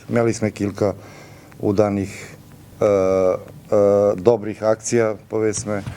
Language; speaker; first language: Polish; non-native, learner; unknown